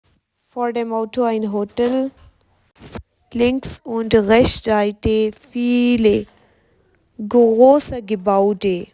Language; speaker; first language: German; non-native, learner; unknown